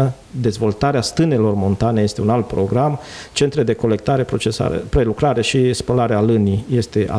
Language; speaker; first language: Romanian; native; Romanian